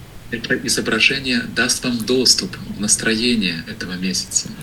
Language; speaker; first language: Russian; native; Russian